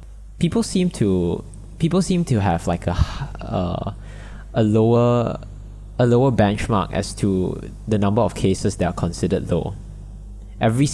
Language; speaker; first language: English; non-native, local second language; Chinese